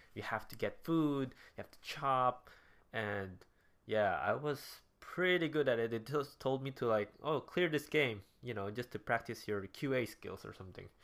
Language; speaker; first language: English; non-native, local second language; Cebuano